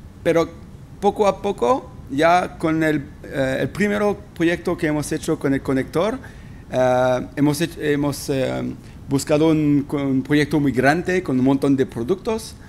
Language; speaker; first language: Spanish; non-native, fluent; French